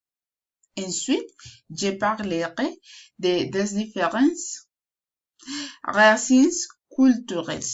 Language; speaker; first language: French; non-native, learner; Spanish